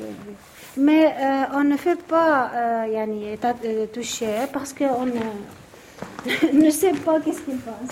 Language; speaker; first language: French; non-native, learner; Arabic